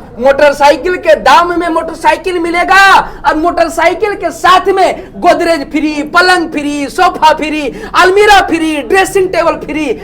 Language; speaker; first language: Hindi; native; Hindi